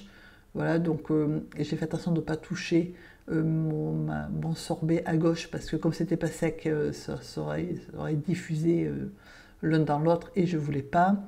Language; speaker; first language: French; native; French